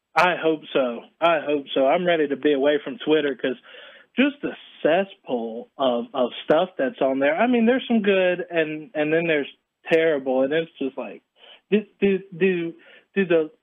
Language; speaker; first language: English; native; English